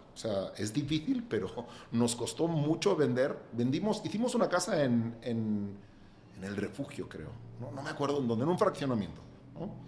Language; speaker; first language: Spanish; non-native, local second language; Catalan